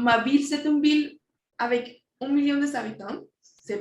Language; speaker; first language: French; non-native, fluent; Spanish